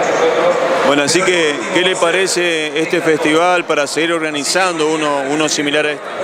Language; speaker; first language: Spanish; native; Spanish